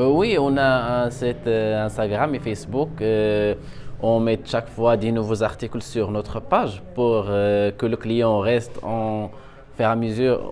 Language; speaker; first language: French; non-native, local second language; Arabic